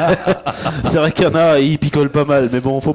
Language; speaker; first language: French; native; French